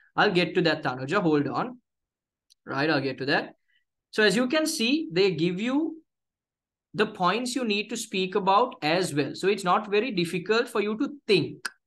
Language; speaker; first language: English; non-native, local second language; Sinhala